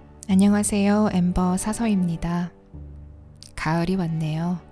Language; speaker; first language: Korean; native; Korean